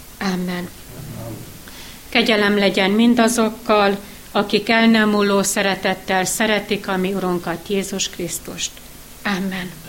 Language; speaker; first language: Hungarian; native; Hungarian